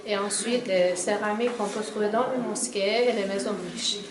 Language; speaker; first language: French; non-native, fluent; Persian